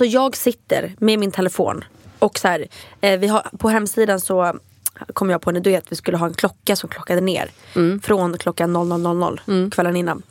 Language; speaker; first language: Swedish; native; Swedish